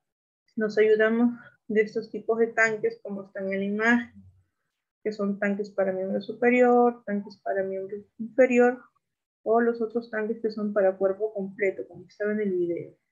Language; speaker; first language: Spanish; native; Spanish